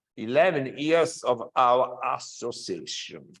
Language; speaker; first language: English; non-native, fluent; Italian